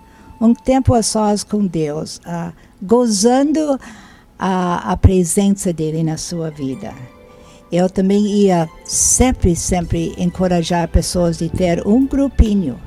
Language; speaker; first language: Portuguese; non-native, fluent; English